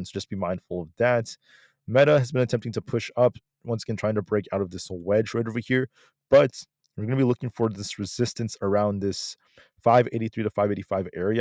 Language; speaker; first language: English; native; English